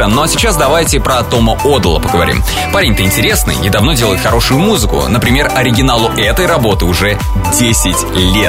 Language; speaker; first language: Russian; native; Russian